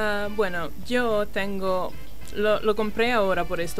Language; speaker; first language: Spanish; non-native, learner; Italian